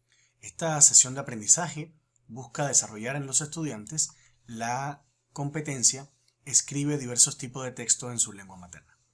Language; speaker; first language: Spanish; native; Spanish